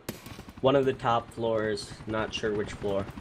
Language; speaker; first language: English; native; English